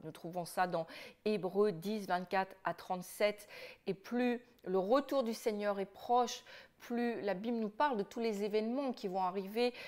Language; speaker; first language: French; native; French